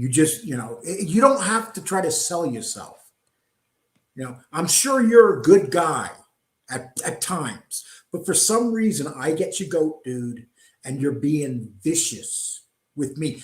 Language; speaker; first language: English; native; English